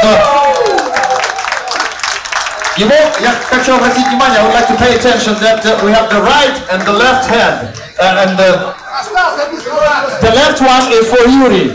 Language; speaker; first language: English; non-native, fluent; Russian